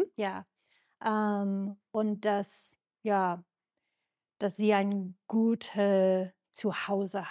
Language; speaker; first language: German; non-native, learner; English